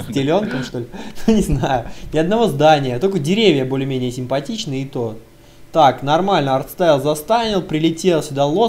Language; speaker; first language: Russian; native; Russian